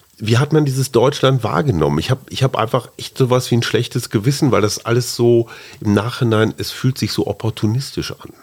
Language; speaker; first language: German; native; German